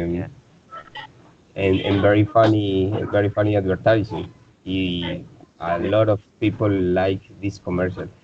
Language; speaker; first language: English; non-native, learner; Spanish